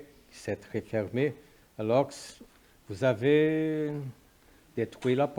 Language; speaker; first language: French; non-native, fluent; Portuguese